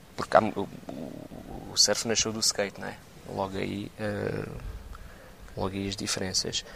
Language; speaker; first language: Portuguese; native; Portuguese